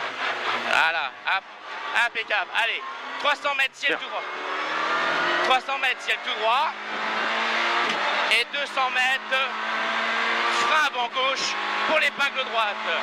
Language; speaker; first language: French; native; French